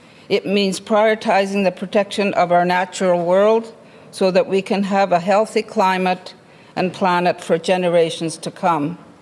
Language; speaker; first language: English; non-native, local second language; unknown